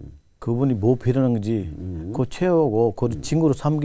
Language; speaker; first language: Korean; non-native, learner; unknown